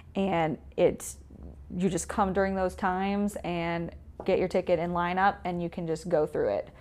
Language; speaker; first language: English; native; English